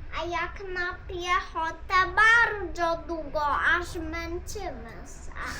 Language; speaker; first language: Polish; early bilingual, heritage; Polish